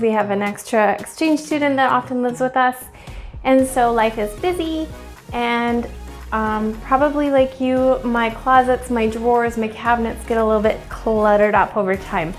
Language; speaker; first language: English; native; English